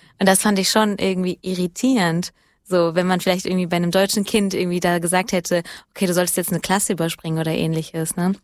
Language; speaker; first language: German; early bilingual, other home language; Italian